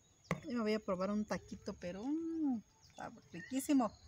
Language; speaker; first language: Spanish; native; Spanish